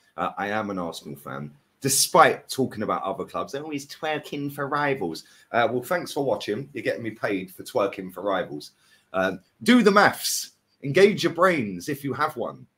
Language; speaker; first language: English; native; English